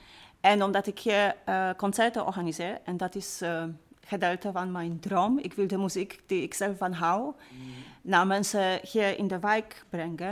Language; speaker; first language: Dutch; non-native, fluent; Polish